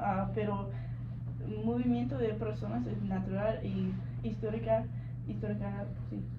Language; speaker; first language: Spanish; non-native, learner; English